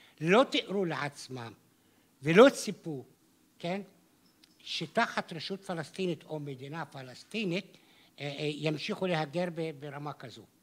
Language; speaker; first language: Hebrew; non-native, local second language; Arabic